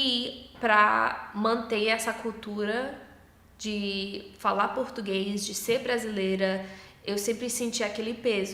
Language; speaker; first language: Portuguese; early bilingual, heritage; English